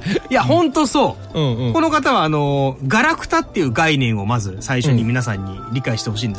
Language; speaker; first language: Japanese; native; Japanese